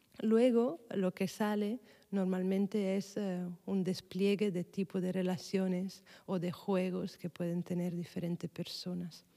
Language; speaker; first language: Spanish; non-native, fluent; Italian